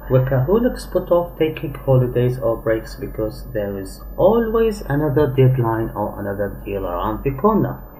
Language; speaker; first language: English; non-native, fluent; Arabic